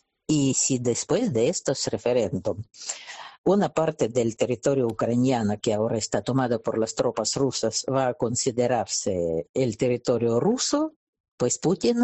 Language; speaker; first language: Spanish; non-native, fluent; Russian